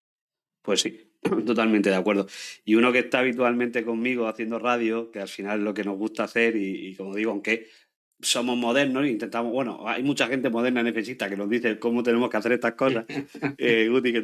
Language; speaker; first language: Spanish; native; Spanish